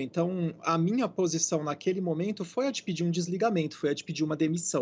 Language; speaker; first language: Portuguese; native; Portuguese